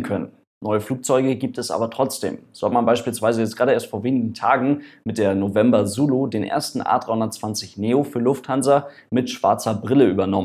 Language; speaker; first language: German; native; German